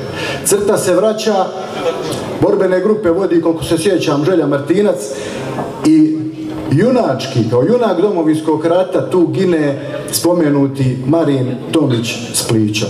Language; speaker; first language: Croatian; native; Croatian